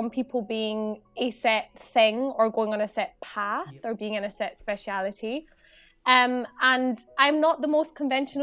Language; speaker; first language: English; native; English